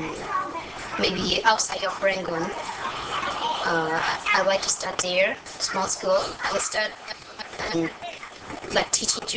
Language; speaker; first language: English; non-native, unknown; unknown